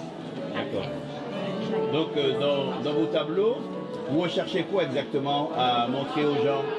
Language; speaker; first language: French; native; French